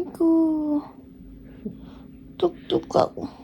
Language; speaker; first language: Korean; non-native, fluent; Japanese